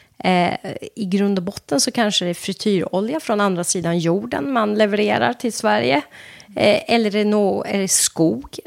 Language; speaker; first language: Swedish; non-native, fluent; Persian